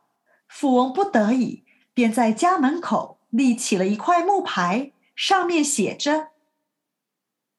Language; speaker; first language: Chinese; native; Chinese